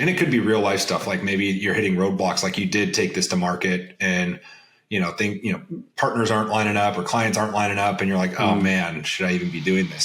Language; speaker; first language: English; native; English